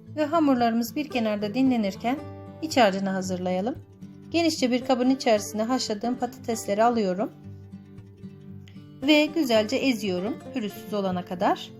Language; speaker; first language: Turkish; native; Turkish